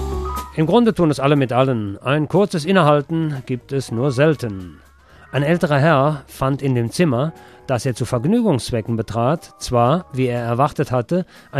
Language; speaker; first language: German; native; German